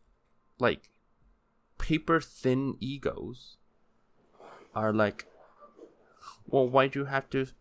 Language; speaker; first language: English; native; English